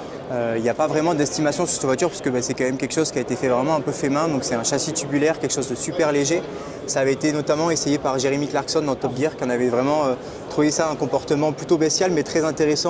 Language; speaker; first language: French; native; French